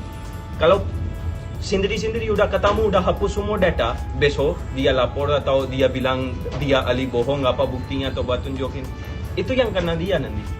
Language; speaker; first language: Indonesian; non-native, fluent; Hindi